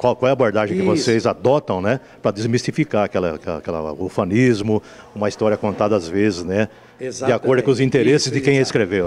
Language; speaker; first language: Portuguese; native; Portuguese